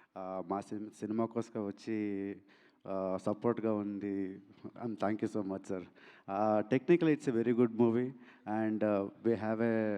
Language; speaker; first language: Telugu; non-native, learner; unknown